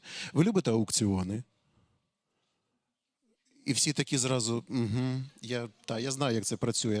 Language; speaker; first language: Ukrainian; native; Ukrainian